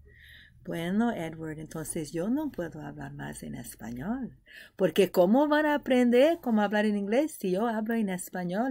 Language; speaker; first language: Spanish; non-native, fluent; English